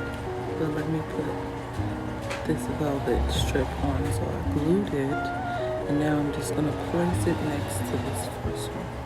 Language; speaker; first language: English; native; English